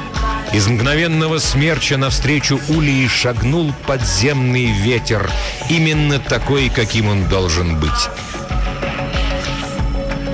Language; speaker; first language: Russian; native; Russian